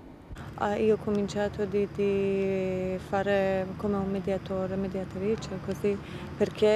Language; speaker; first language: Italian; non-native, fluent; Persian